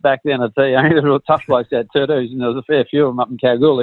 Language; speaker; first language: English; native; English